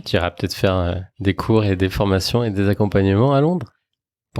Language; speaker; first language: French; native; French